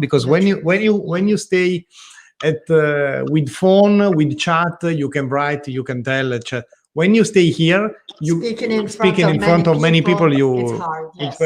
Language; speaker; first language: English; non-native, learner; Italian